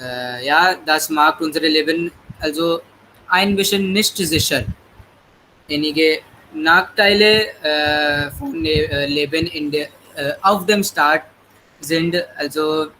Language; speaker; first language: German; non-native, learner; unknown